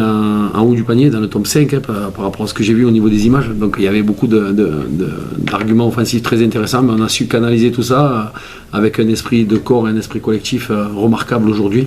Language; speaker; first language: French; native; French